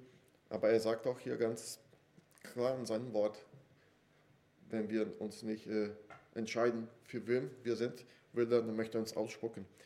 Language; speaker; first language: German; non-native, fluent; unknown